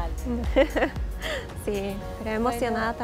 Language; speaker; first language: Spanish; non-native, fluent; Japanese